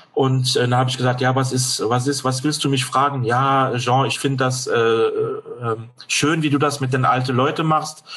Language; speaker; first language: German; non-native, fluent; French